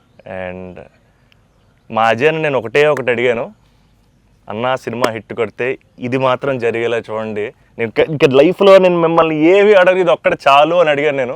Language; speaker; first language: Telugu; native; Telugu